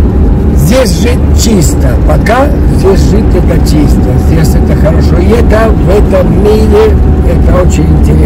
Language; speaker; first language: Russian; early bilingual, heritage; Russian